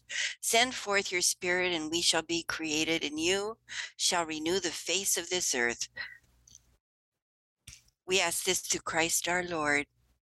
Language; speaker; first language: English; native; English